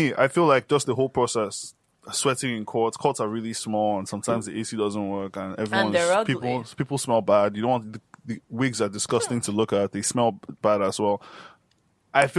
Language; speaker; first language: English; non-native, local second language; Yoruba